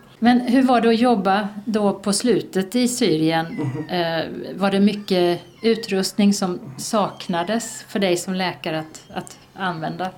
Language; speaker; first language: Swedish; native; Swedish